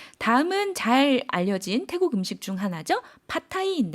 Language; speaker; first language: Korean; native; Korean